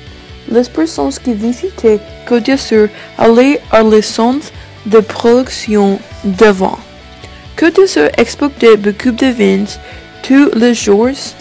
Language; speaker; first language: French; non-native, learner; English